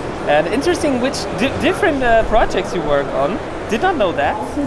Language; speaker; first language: English; non-native, fluent; German